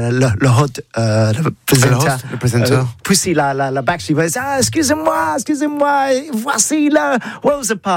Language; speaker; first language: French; non-native, learner; English